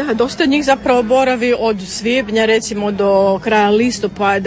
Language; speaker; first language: Serbian; native; Serbian